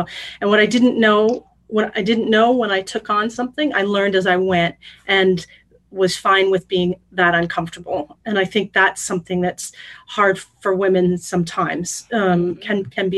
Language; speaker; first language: English; native; English